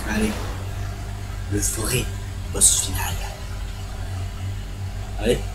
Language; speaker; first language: French; native; French